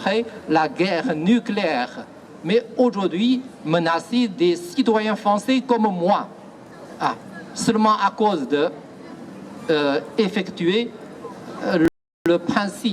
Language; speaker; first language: French; non-native, fluent; Chinese